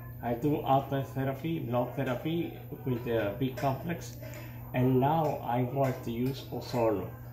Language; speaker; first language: English; non-native, learner; Spanish